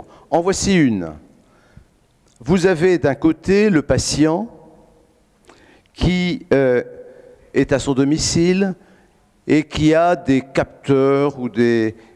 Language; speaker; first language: French; native; French